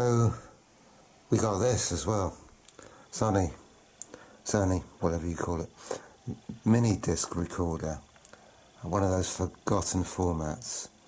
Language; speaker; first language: English; native; English